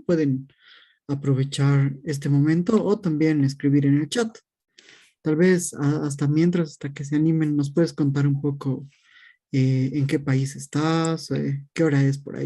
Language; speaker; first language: Spanish; native; Spanish